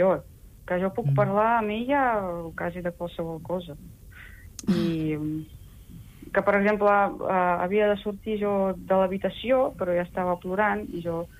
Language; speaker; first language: Catalan; non-native, fluent; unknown